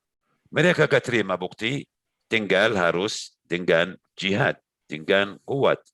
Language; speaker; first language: Indonesian; non-native, learner; Arabic